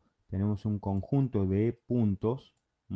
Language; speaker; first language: Spanish; native; Spanish